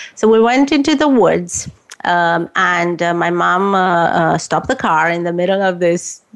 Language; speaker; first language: English; non-native, fluent; Romanian